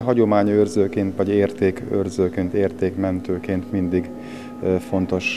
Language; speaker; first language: Hungarian; native; Hungarian